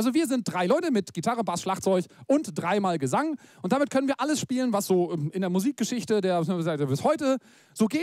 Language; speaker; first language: German; native; German